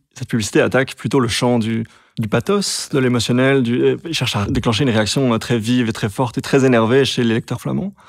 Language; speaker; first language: French; native; French